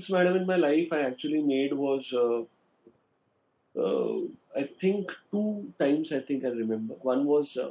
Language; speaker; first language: English; non-native, local second language; Hindi